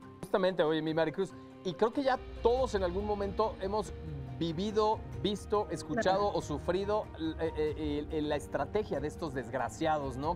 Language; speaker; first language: Spanish; native; Spanish